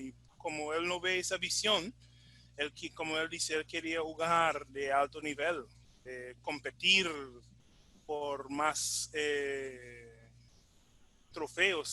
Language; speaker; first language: Spanish; non-native, fluent; English